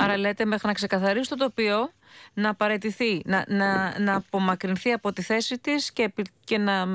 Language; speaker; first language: Greek; native; Greek